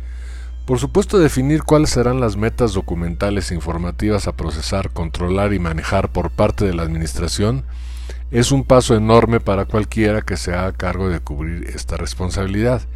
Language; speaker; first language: Spanish; native; Spanish